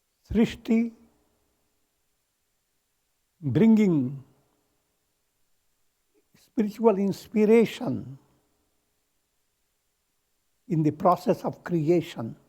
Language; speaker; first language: English; non-native, local second language; Hindi